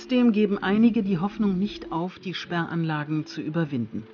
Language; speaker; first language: German; native; German